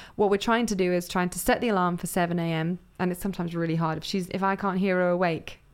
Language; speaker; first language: English; native; English